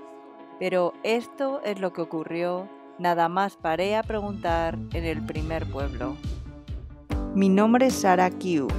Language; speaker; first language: Spanish; early bilingual, other home language; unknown